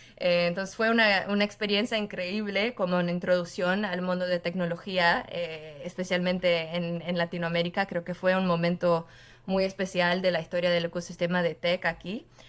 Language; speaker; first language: Spanish; non-native, fluent; Portuguese